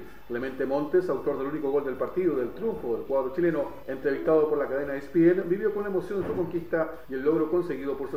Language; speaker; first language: Spanish; native; Spanish